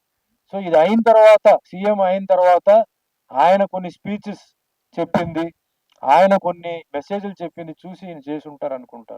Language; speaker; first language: Telugu; native; Telugu